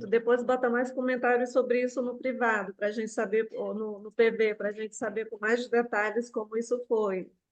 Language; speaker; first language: Portuguese; native; Portuguese